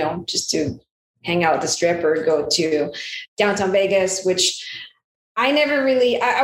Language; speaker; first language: English; non-native, local second language; Filipino